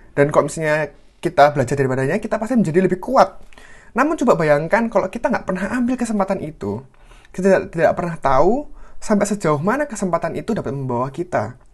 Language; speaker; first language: Indonesian; native; Indonesian